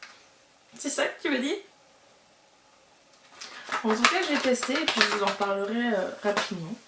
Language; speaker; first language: French; native; French